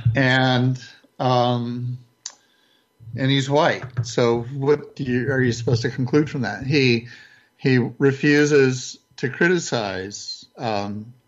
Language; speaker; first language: English; native; English